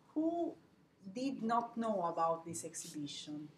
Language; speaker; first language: English; non-native, fluent; Italian